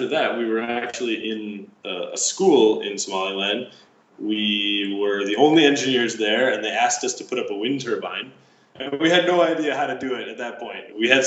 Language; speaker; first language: English; native; English